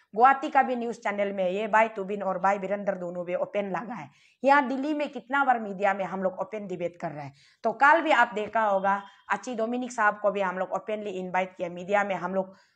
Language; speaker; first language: Hindi; non-native, local second language; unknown